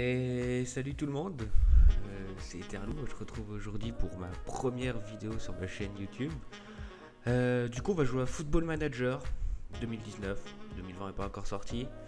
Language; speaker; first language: French; native; French